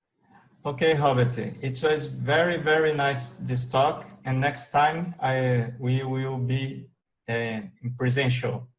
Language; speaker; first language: English; non-native, learner; Portuguese